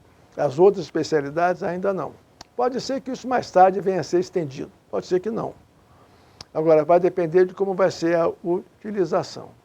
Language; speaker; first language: Portuguese; native; Portuguese